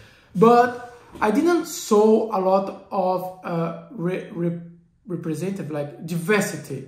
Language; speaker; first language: English; non-native, learner; Portuguese